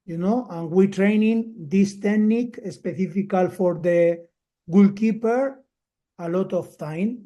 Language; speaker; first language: English; non-native, learner; Spanish